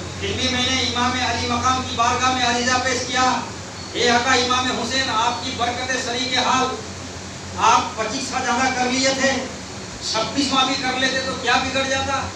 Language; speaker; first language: Urdu; non-native, local second language; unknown